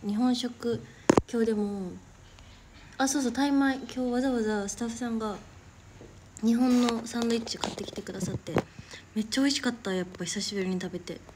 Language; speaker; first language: Japanese; native; Japanese